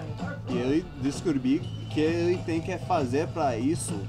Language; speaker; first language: Portuguese; early bilingual, heritage; Portuguese